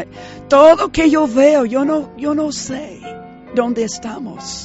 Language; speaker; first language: Spanish; non-native, fluent; English